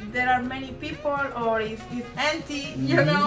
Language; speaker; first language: English; non-native, learner; Spanish